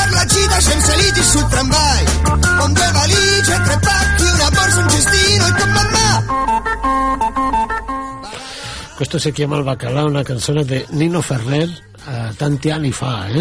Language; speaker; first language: Italian; non-native, fluent; Catalan